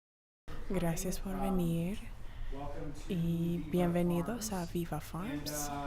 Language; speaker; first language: Spanish; non-native, fluent; English